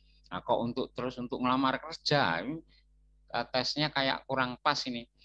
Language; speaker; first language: Indonesian; non-native, local second language; Javanese